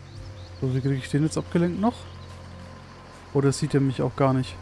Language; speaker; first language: German; native; German